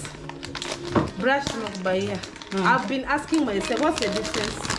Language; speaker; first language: English; non-native, local second language; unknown